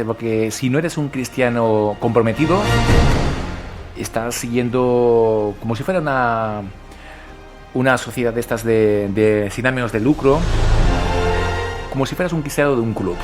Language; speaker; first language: Spanish; native; Spanish